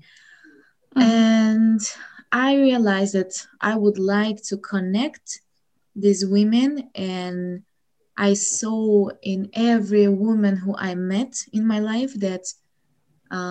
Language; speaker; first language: English; non-native, fluent; Ukrainian